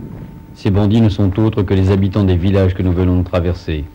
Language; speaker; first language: French; native; French